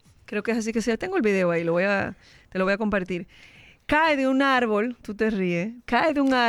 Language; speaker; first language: Spanish; native; Spanish